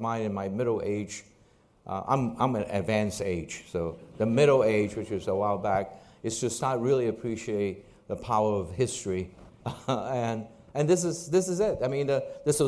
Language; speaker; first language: English; non-native, local second language; Cantonese